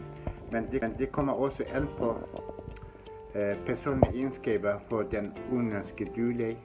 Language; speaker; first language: Danish; non-native, fluent; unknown